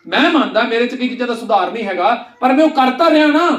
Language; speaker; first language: Hindi; non-native, local second language; Punjabi